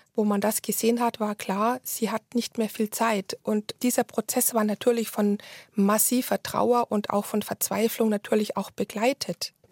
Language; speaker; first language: German; native; German